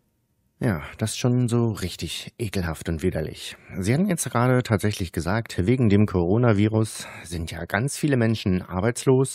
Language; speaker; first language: German; native; German